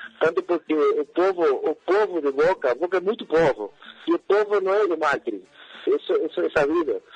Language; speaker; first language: Portuguese; non-native, fluent; Spanish